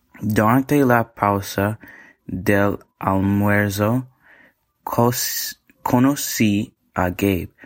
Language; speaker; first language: Spanish; non-native, learner; English